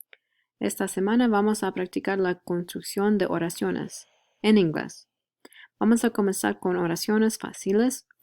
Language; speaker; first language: Spanish; non-native, learner; English